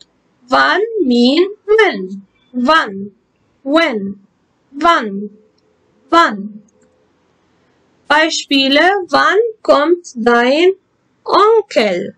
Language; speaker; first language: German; non-native, fluent; Arabic